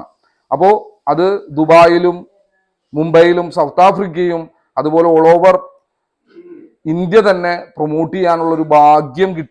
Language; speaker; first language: Malayalam; native; Malayalam